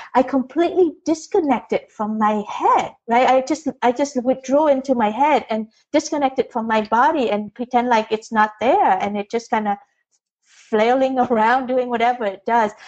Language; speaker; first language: English; early bilingual, other home language; Vietnamese